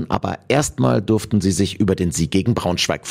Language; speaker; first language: German; native; German